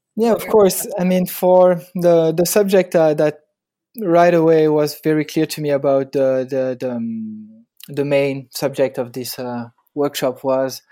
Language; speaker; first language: English; non-native, fluent; French